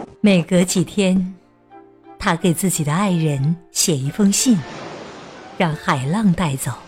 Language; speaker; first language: Chinese; native; Chinese